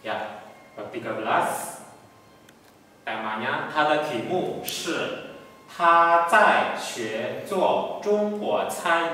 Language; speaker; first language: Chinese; non-native, fluent; Indonesian